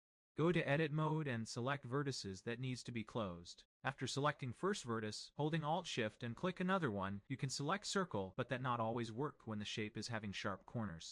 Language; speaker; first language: English; non-native, fluent; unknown